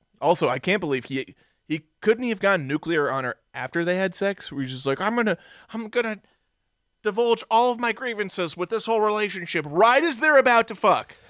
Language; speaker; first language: English; native; English